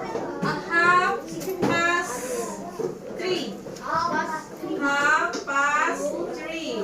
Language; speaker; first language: English; non-native, learner; Indonesian